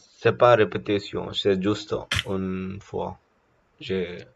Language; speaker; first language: French; non-native, learner; Telugu